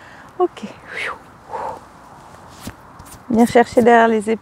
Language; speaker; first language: French; native; French